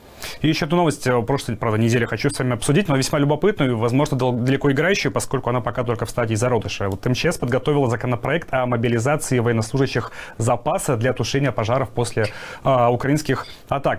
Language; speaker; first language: Russian; native; Russian